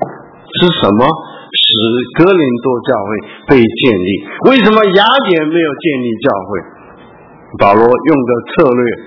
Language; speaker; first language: Chinese; early bilingual, heritage; Chinese